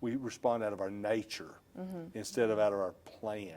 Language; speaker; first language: English; native; English